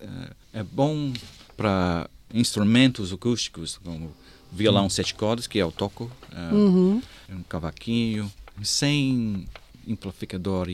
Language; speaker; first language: Portuguese; non-native, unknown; English